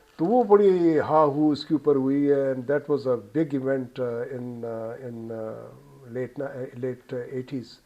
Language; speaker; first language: Urdu; non-native, local second language; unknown